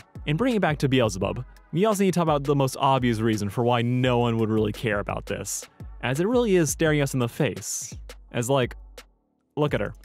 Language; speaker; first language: English; native; English